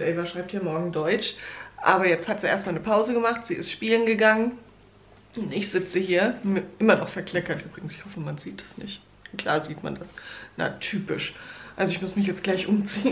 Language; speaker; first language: German; native; German